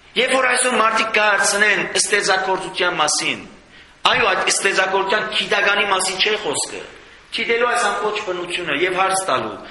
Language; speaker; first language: Armenian; native; Armenian